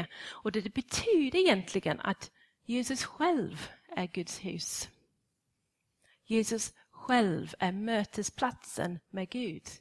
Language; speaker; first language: Swedish; non-native, fluent; English